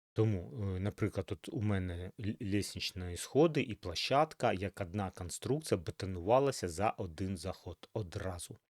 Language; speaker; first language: Ukrainian; native; Ukrainian